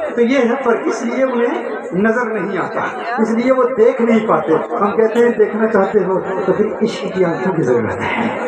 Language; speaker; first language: Urdu; early bilingual, heritage; English